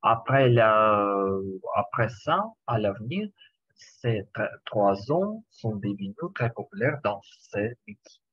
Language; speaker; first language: French; non-native, learner; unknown